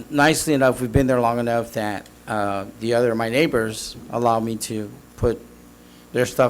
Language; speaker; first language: English; native; English